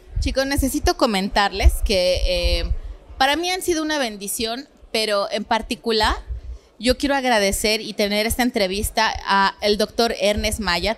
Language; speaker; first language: Spanish; native; Spanish